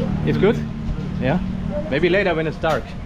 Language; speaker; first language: English; non-native, fluent; German